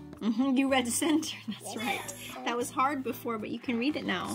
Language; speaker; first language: English; early bilingual, other home language; Japanese